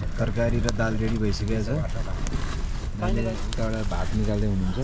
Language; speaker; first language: Nepali; native; Nepali